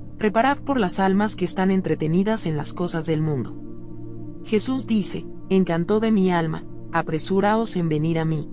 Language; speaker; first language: Spanish; native; Spanish